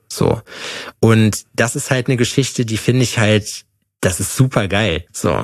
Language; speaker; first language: German; native; German